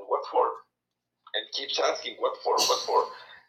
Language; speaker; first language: English; non-native, fluent; Spanish